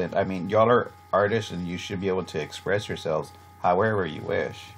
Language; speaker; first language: English; native; English